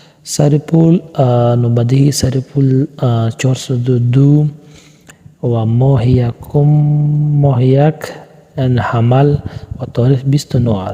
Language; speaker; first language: Persian; non-native, local second language; Pashto